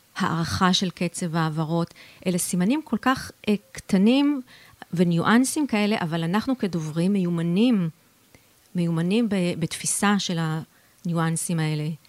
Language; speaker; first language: Hebrew; native; Hebrew